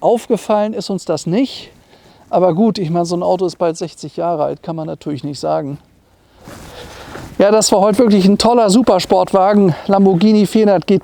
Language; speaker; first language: German; native; German